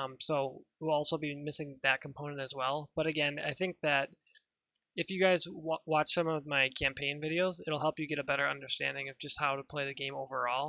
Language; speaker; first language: English; native; English